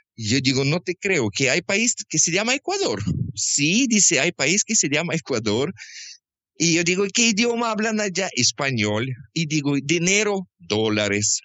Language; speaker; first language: Spanish; non-native, fluent; Russian